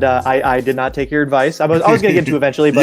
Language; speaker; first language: English; native; English